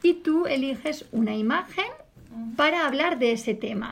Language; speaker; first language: Spanish; native; Spanish